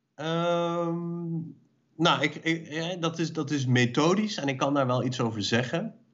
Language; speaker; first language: Dutch; early bilingual, other home language; Persian